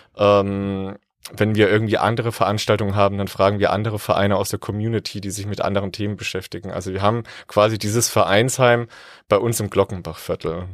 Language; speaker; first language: German; native; German